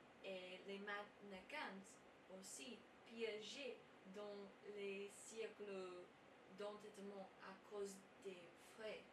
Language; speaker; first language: French; non-native, learner; English